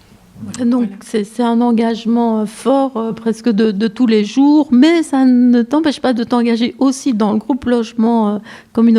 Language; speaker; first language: French; native; French